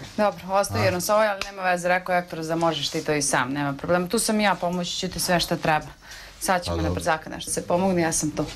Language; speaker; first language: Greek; non-native, fluent; Serbian